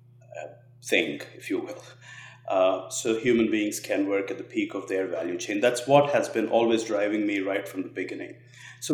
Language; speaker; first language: English; non-native, local second language; Telugu